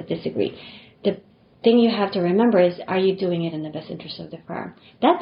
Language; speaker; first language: English; non-native, local second language; Filipino